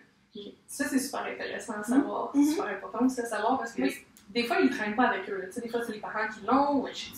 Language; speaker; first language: French; native; French